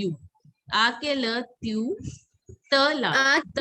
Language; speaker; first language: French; non-native, fluent; Hindi